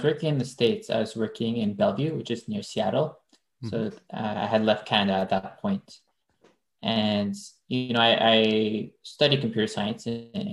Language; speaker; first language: English; non-native, fluent; French